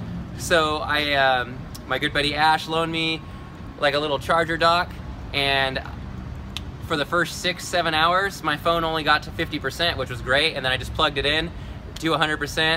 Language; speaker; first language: English; native; English